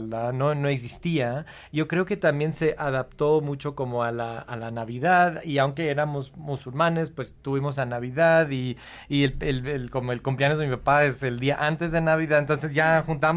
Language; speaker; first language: Spanish; non-native, fluent; English